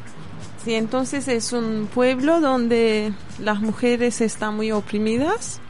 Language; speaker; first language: Spanish; non-native, fluent; Kurdish